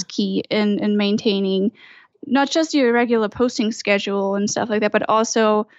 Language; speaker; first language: English; non-native, fluent; German